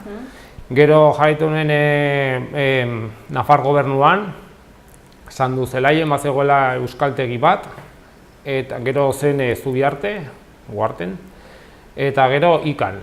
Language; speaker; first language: Basque; non-native, local second language; Spanish